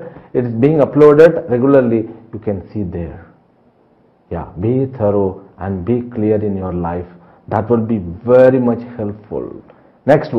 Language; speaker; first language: English; non-native, local second language; Telugu